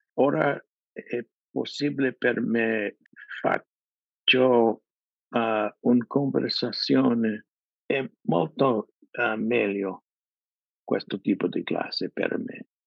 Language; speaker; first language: Italian; non-native, learner; English